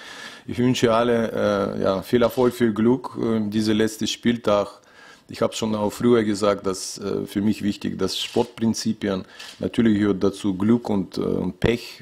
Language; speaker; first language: German; non-native, learner; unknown